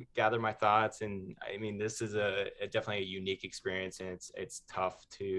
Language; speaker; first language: English; native; English